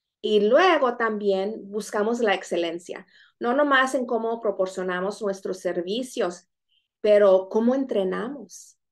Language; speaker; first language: Spanish; native; Spanish